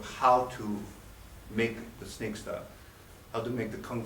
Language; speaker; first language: English; non-native, learner; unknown